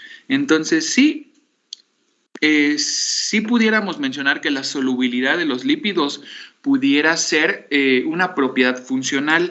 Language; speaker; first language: Spanish; native; Spanish